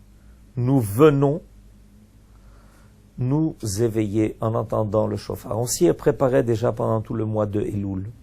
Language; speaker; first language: French; native; French